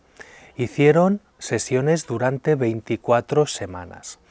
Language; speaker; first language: Spanish; native; Spanish